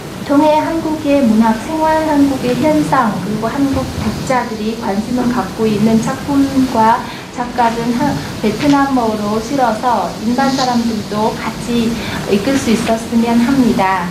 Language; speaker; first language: Korean; non-native, fluent; Vietnamese